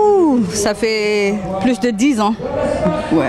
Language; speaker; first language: French; non-native, local second language; Malagasy